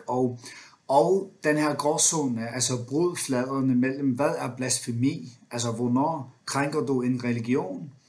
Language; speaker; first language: Danish; non-native, local second language; Faroese